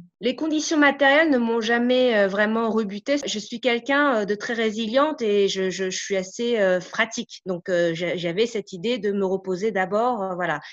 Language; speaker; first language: French; native; French